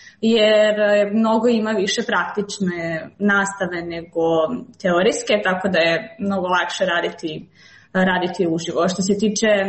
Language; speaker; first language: Serbian; native; Serbian